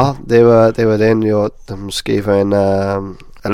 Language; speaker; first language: Swedish; non-native, learner; English